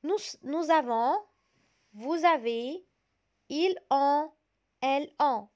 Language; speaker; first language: French; non-native, fluent; Arabic